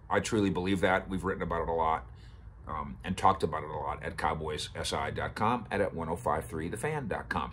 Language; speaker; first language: English; native; English